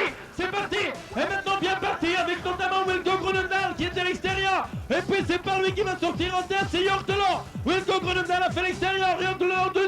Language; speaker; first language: French; native; French